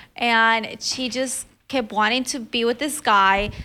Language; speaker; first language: English; early bilingual, other home language; Filipino